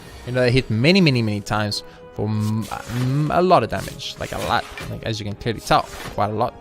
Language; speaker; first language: English; native; English